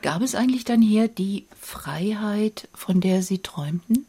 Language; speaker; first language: German; native; German